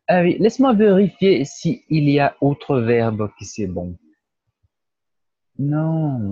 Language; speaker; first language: French; non-native, fluent; Portuguese